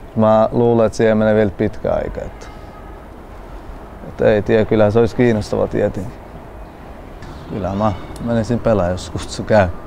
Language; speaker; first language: Finnish; early bilingual, other home language; Albanian